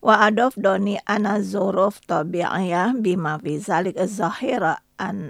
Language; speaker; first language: Arabic; non-native, fluent; Indonesian